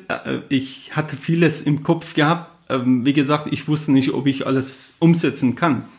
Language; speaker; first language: German; non-native, fluent; Persian